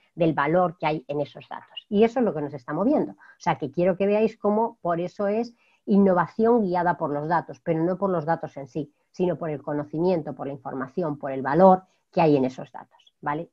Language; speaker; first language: Spanish; native; Spanish